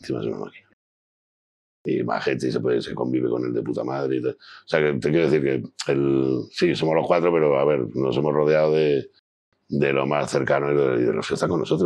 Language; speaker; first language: Spanish; native; Spanish